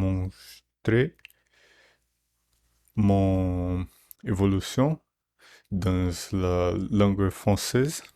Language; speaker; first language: French; non-native, learner; Portuguese